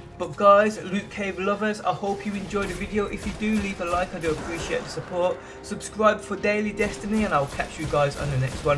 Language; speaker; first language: English; native; English